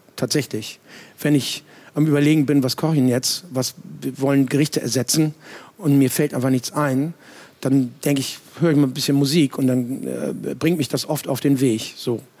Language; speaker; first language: German; native; German